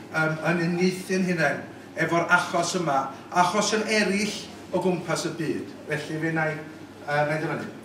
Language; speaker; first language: Welsh; native; Welsh